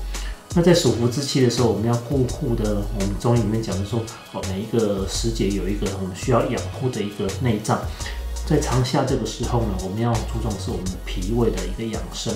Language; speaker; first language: Chinese; native; Chinese